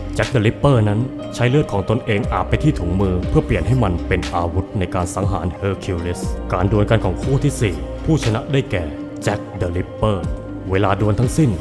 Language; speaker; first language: Thai; native; Thai